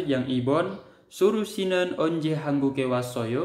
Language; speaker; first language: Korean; non-native, fluent; Indonesian